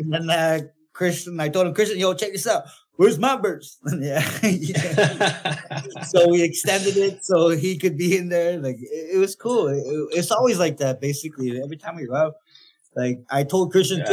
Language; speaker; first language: English; non-native, fluent; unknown